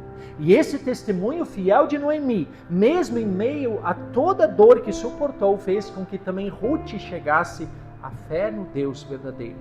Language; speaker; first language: Portuguese; native; Portuguese